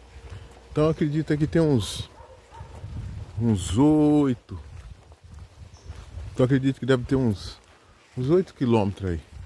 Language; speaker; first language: Portuguese; native; Portuguese